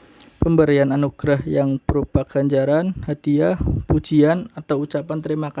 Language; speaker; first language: Indonesian; native; Indonesian